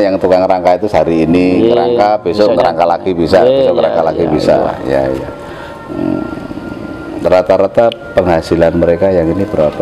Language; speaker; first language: Indonesian; native; Indonesian